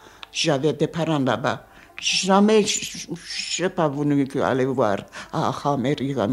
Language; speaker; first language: French; non-native, fluent; Armenian